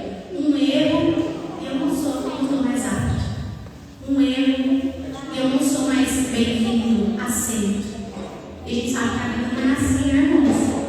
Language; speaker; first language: Portuguese; native; Portuguese